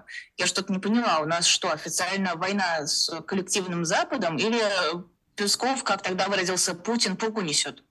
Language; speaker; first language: Russian; native; Russian